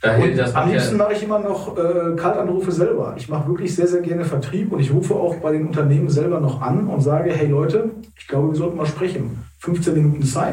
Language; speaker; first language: German; native; German